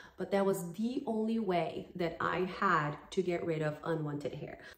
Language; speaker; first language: English; non-native, fluent; Portuguese